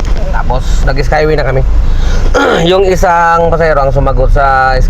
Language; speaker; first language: Filipino; native; Filipino